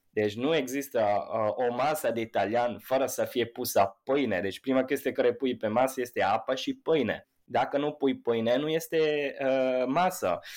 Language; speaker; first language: Romanian; non-native, fluent; Italian